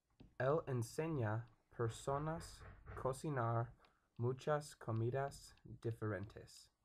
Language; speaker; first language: Spanish; non-native, learner; English